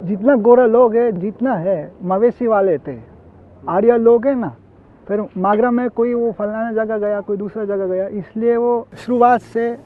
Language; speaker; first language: Hindi; non-native, learner; Italian